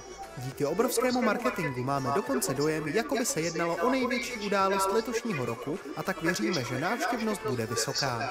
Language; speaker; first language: Czech; native; Czech